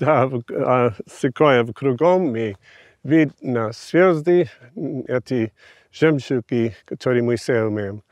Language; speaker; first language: Russian; non-native, fluent; English